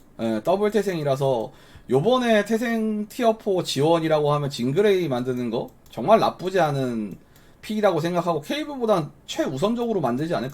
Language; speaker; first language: Korean; native; Korean